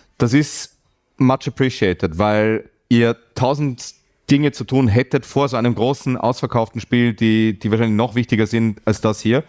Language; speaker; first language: German; native; German